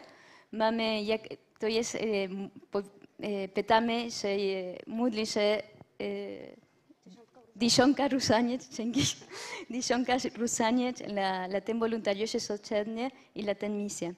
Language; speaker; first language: Polish; non-native, learner; French